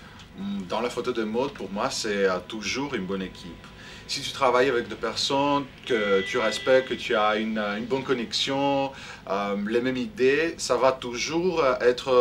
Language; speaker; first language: French; non-native, fluent; Greek